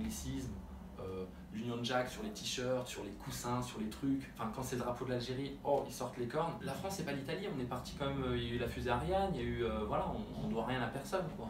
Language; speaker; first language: French; early bilingual, other home language; Arabic